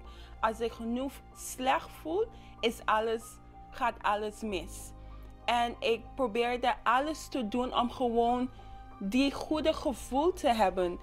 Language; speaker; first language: Dutch; non-native, local second language; English